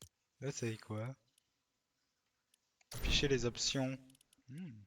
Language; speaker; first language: French; native; French